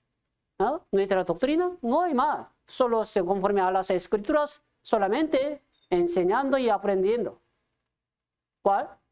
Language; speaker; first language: Spanish; non-native, fluent; Korean